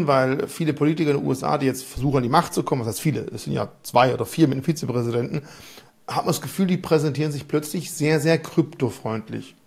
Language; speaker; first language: German; native; German